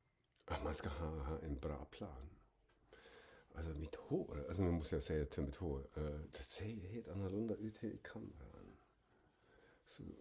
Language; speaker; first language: Swedish; non-native, fluent; German